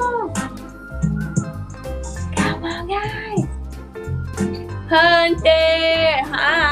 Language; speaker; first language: English; non-native, learner; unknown